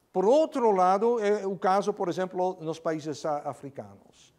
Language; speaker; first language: Portuguese; non-native, fluent; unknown